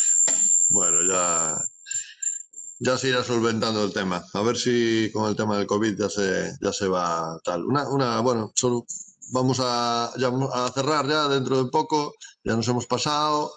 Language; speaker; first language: Spanish; native; Spanish